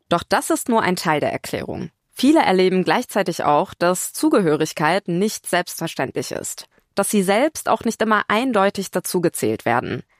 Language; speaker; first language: German; early bilingual, other home language; Turkish